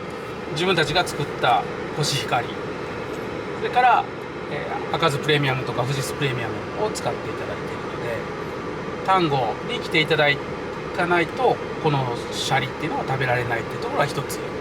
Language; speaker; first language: Japanese; native; Japanese